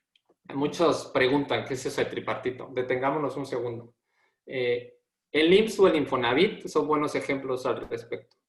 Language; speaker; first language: Spanish; native; Spanish